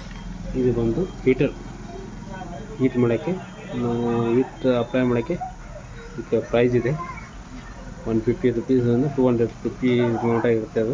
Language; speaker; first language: Kannada; native; Kannada